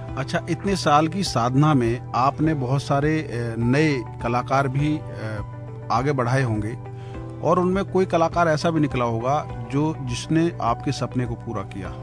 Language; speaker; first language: Hindi; native; Hindi